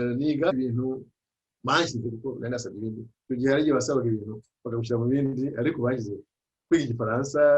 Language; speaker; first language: Kinyarwanda; early bilingual, heritage; Kinyarwanda